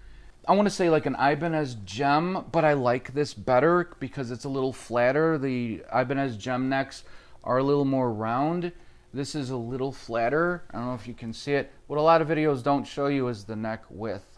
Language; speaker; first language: English; native; English